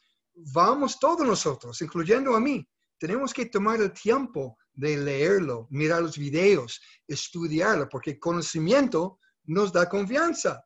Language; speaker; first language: Spanish; non-native, fluent; English